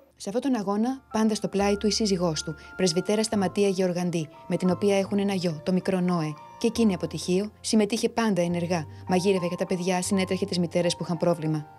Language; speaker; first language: Greek; native; Greek